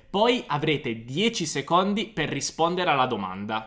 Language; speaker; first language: Italian; native; Italian